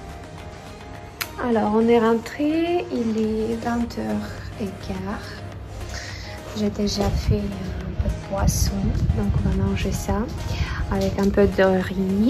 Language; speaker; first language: French; non-native, fluent; Russian